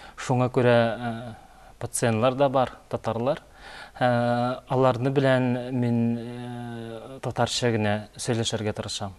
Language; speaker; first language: Tatar; non-native, learner; Yakut